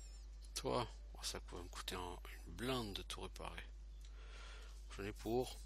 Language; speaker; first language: French; native; French